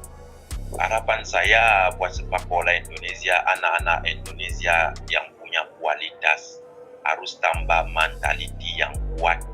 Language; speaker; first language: Indonesian; non-native, fluent; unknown